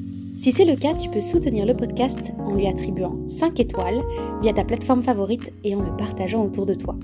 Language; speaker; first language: French; native; French